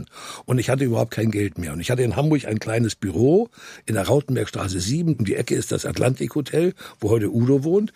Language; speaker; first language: German; native; German